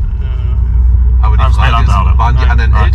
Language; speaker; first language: German; non-native, learner; Swedish